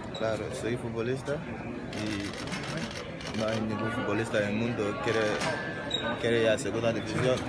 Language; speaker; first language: Spanish; non-native, learner; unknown